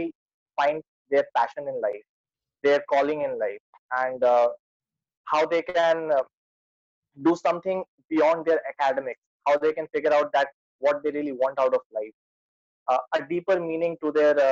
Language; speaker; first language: English; non-native, local second language; Hindi